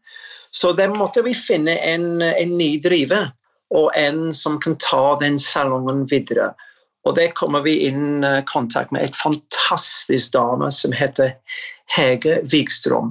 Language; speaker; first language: Norwegian; non-native, fluent; English